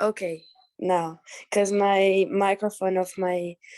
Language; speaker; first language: English; non-native, learner; Portuguese